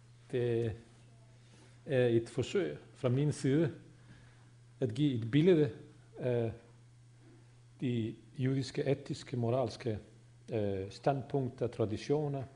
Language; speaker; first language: Swedish; non-native, fluent; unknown